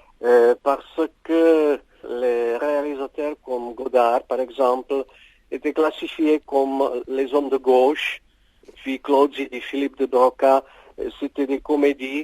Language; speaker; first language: French; non-native, fluent; Czech